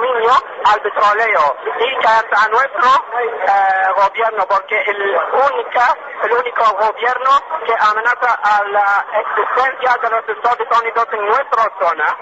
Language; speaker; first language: Spanish; non-native, learner; Arabic